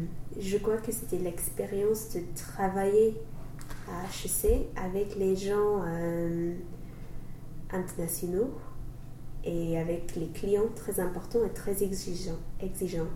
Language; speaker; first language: French; non-native, learner; English